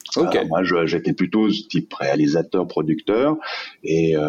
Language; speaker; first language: French; native; French